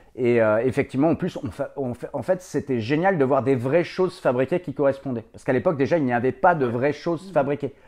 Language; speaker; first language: French; native; French